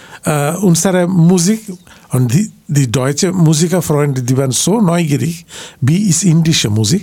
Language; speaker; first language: German; non-native, learner; Bangla